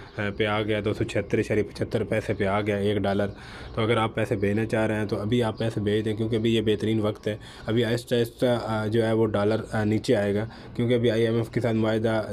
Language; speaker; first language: Urdu; native; Urdu